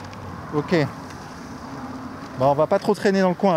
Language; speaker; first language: French; native; French